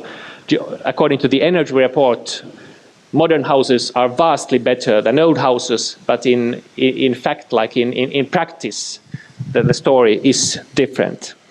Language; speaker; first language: English; non-native, fluent; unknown